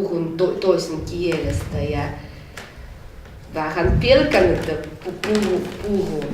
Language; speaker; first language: Finnish; non-native, learner; Russian